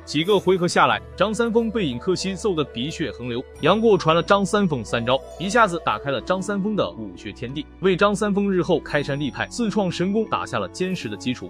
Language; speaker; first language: Chinese; native; Chinese